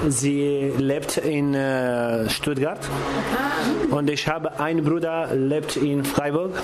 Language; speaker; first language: German; non-native, learner; Kurdish